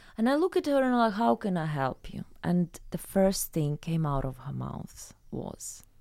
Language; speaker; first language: English; non-native, fluent; Ukrainian